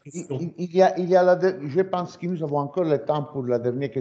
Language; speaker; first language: French; non-native, fluent; Italian